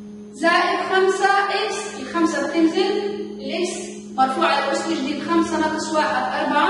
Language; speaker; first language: Arabic; native; Arabic